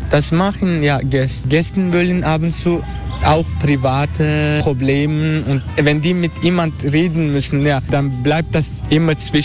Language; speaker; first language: German; non-native, learner; Turkish